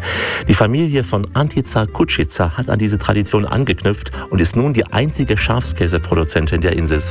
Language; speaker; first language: German; native; German